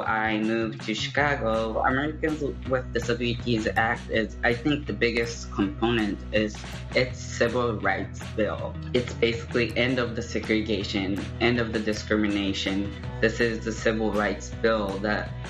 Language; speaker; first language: English; non-native, fluent; Japanese